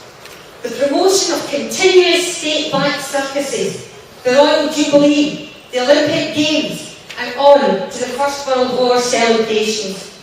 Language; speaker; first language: English; native; English